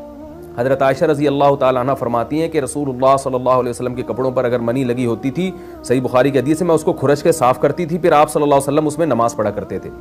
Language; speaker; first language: Urdu; native; Urdu